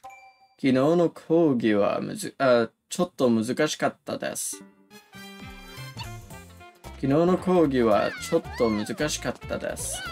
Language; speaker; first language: Japanese; non-native, learner; English